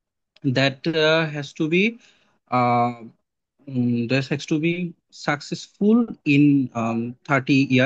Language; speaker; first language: English; non-native, learner; Bangla